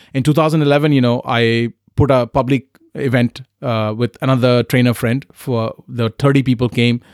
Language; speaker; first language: English; non-native, local second language; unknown